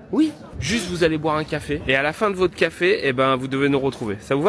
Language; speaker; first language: French; native; French